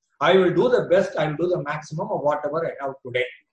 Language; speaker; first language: English; non-native, local second language; Tamil